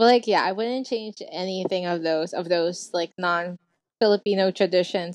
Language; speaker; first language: English; non-native, local second language; Filipino